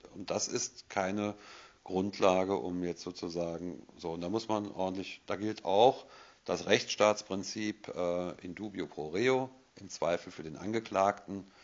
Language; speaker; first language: German; native; German